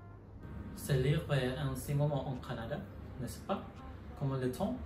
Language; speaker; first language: French; non-native, learner; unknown